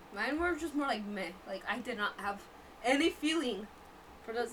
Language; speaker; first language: English; early bilingual, other home language; Spanish